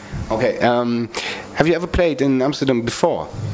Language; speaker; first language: English; non-native, fluent; German